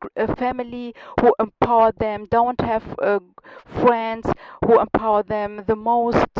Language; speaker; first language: English; non-native, learner; German